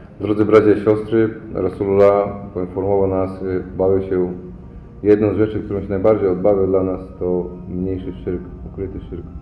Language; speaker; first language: Polish; non-native, fluent; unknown